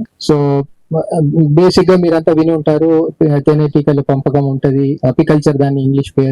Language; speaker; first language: Telugu; native; Telugu